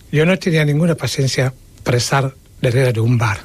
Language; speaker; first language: Catalan; non-native, fluent; Wolof